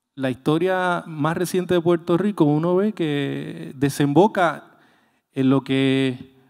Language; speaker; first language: Spanish; native; Spanish